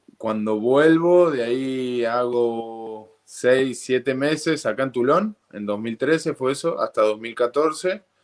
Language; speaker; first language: Spanish; native; Spanish